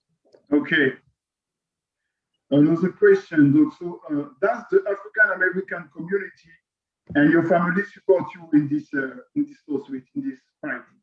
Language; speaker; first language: English; non-native, learner; French